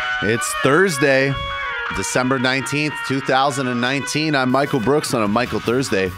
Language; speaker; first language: English; native; English